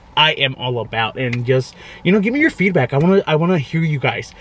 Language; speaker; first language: English; native; English